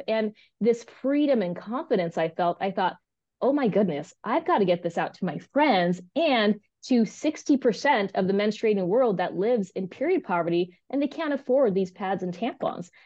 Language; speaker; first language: English; early bilingual, other home language; Spanish